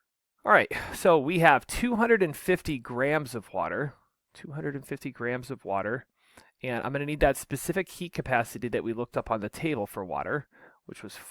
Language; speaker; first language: English; native; English